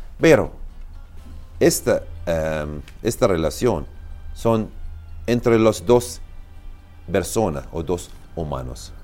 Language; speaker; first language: Spanish; non-native, learner; Arabic